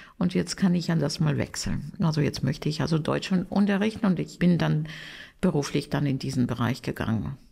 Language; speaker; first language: German; non-native, fluent; Russian